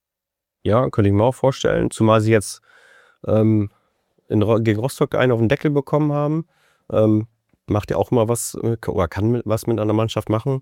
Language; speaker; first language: German; native; German